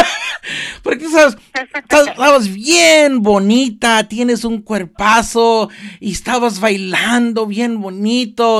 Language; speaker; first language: Spanish; early bilingual, heritage; Spanish